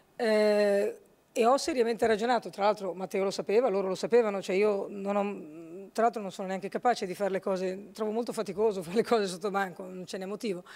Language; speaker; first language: Italian; native; Italian